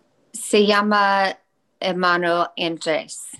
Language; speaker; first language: Spanish; non-native, learner; English